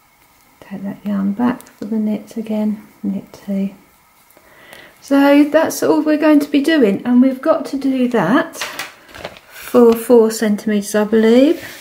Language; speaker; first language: English; native; English